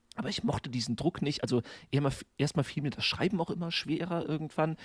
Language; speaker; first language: German; native; German